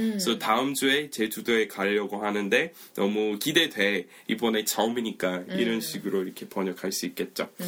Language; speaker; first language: Korean; non-native, fluent; English